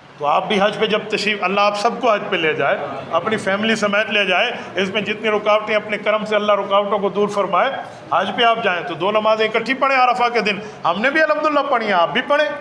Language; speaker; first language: Urdu; non-native, local second language; Saraiki